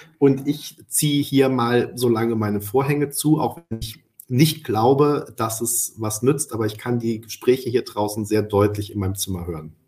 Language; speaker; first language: German; early bilingual, other home language; Spanish